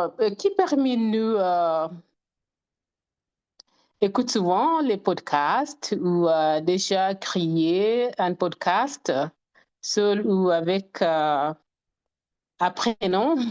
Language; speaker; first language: French; non-native, fluent; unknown